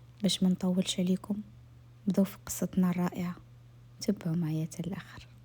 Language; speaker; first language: Arabic; native; Arabic